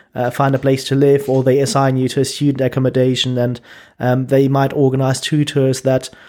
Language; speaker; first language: English; non-native, fluent; German